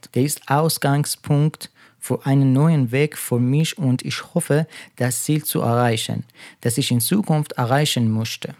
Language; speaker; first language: German; non-native, fluent; Persian